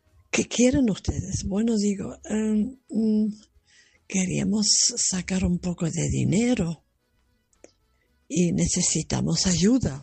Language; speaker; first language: Spanish; non-native, fluent; German